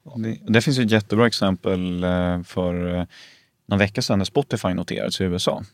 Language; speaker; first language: Swedish; native; Swedish